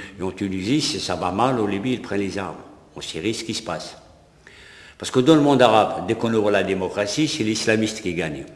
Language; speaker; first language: French; non-native, local second language; Arabic